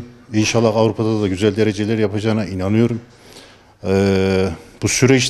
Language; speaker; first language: Turkish; native; Turkish